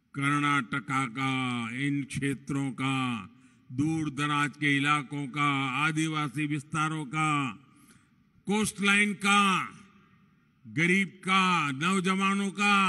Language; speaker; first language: Hindi; non-native, local second language; Gujarati